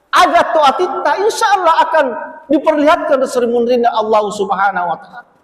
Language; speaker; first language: Malay; non-native, local second language; Buginese